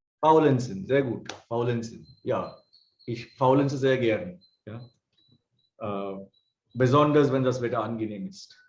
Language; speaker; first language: German; non-native, fluent; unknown